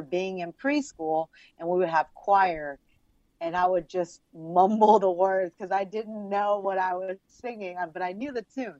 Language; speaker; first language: English; early bilingual, other home language; Chinese